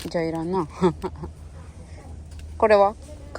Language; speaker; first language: Japanese; non-native, fluent; Filipino